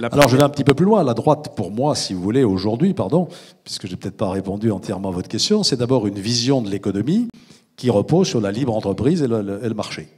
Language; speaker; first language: French; native; French